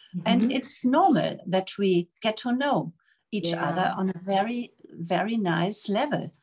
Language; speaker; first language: English; non-native, fluent; German